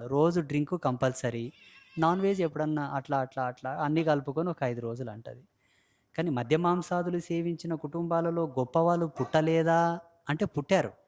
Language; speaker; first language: Telugu; native; Telugu